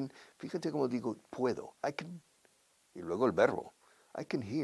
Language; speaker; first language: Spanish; non-native, fluent; English